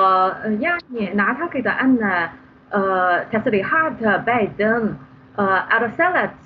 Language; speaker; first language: Arabic; non-native, fluent; Chinese